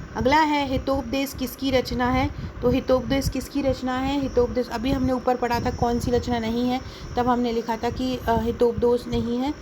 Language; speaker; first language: Hindi; native; Hindi